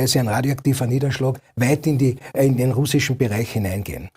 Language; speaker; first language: German; native; German